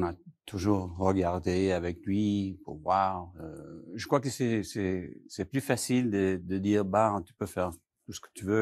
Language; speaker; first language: French; non-native, fluent; English